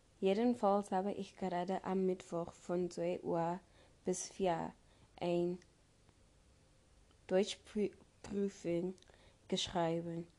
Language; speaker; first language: German; non-native, learner; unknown